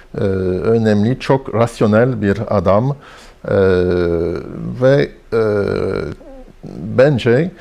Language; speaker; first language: Turkish; non-native, fluent; French